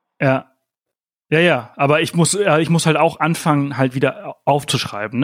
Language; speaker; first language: German; native; German